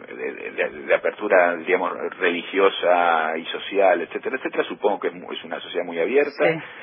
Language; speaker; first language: Spanish; native; Spanish